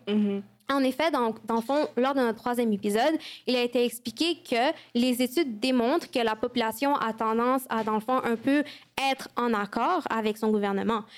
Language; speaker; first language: French; early bilingual, other home language; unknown